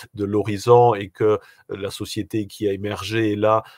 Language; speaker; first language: French; native; French